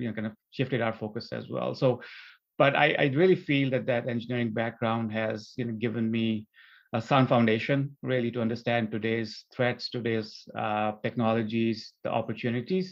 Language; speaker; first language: English; non-native, local second language; Urdu